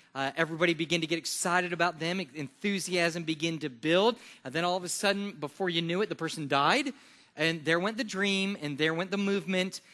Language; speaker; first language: English; native; English